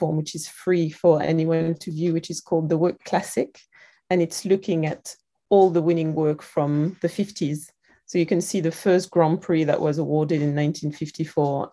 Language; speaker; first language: English; non-native, fluent; French